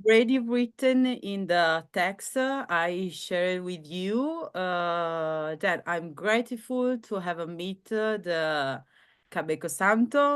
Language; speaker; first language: English; non-native, learner; Italian